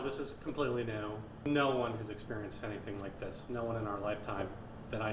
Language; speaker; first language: English; native; English